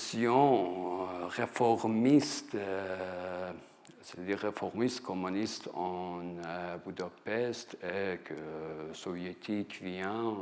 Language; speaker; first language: French; non-native, fluent; Persian